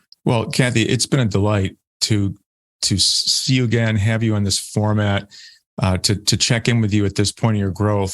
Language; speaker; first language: English; native; English